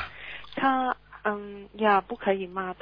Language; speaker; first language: Chinese; early bilingual, heritage; Chinese